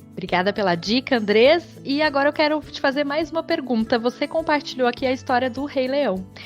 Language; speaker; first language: Portuguese; native; Portuguese